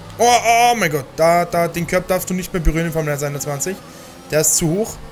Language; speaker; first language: German; native; German